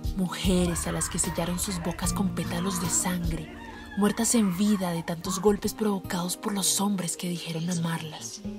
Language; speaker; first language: Spanish; native; Spanish